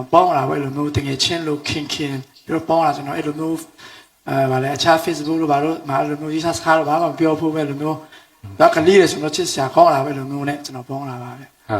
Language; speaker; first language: Burmese; non-native, local second language; Mizo